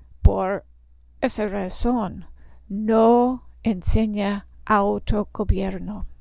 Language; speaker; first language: Spanish; non-native, learner; English